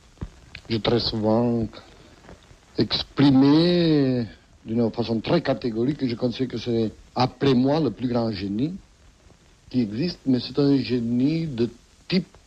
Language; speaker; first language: French; non-native, fluent; Catalan